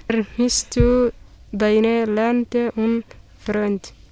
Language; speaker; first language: German; non-native, learner; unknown